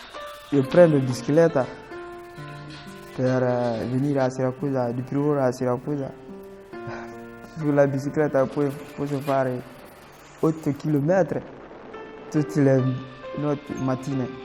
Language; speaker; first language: Italian; non-native, learner; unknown